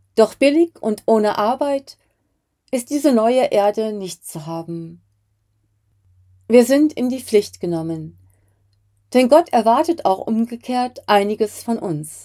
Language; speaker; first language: German; native; German